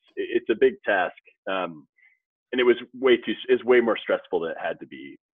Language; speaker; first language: English; native; English